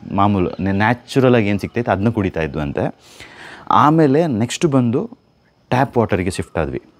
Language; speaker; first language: Kannada; native; Kannada